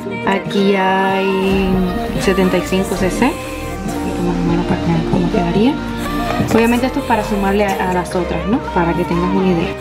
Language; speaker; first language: Spanish; native; Spanish